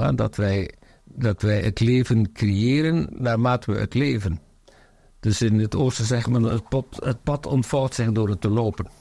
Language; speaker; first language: Dutch; native; Dutch